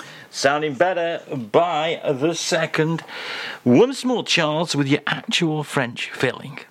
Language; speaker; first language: English; native; English